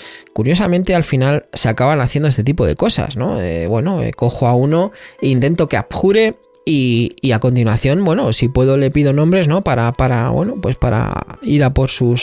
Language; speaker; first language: Spanish; native; Spanish